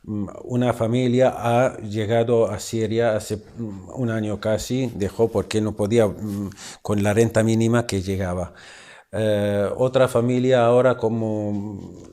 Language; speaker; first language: Spanish; non-native, fluent; Arabic